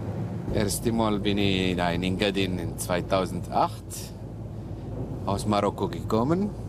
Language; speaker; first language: German; non-native, learner; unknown